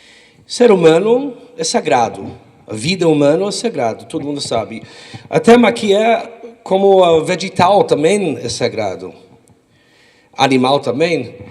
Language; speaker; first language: Portuguese; non-native, fluent; English